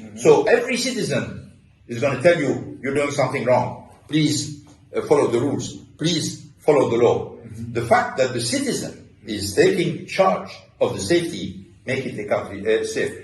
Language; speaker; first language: English; non-native, fluent; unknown